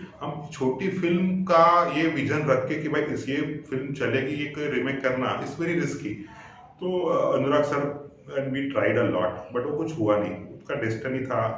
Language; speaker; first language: Hindi; non-native, local second language; Marathi